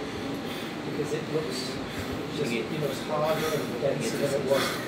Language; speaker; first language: English; native; English